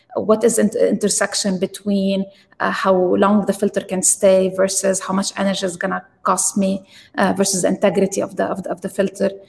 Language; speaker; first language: English; non-native, fluent; Arabic